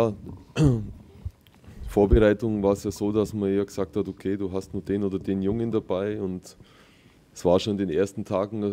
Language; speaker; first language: German; native; German